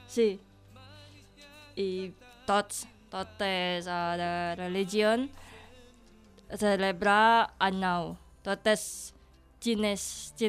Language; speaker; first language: Catalan; non-native, learner; Indonesian